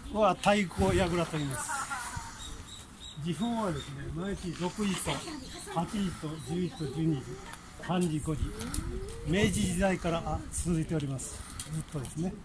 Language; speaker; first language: Japanese; native; Japanese